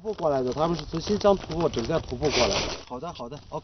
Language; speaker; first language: Chinese; native; Chinese